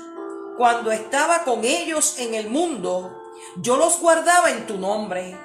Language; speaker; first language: Spanish; native; Spanish